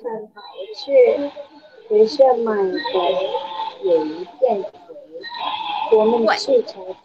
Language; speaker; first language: Chinese; non-native, learner; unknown